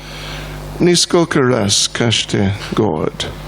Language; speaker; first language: Russian; non-native, learner; English